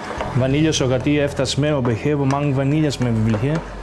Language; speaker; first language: Danish; non-native, fluent; Greek